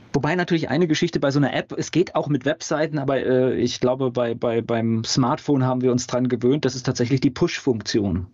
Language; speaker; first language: German; native; German